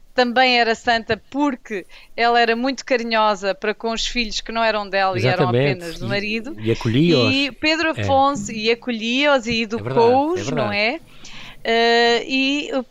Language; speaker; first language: Portuguese; native; Portuguese